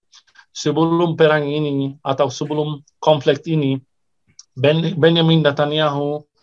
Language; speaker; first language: Indonesian; non-native, fluent; Arabic